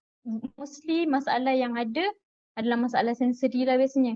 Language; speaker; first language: Malay; native; Malay